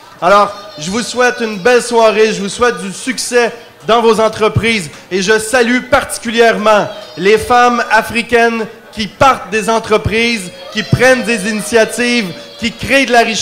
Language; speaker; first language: French; native; French